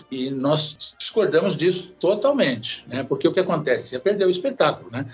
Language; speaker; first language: Portuguese; native; Portuguese